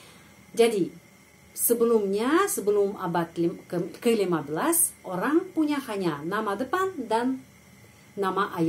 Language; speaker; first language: Indonesian; non-native, fluent; Russian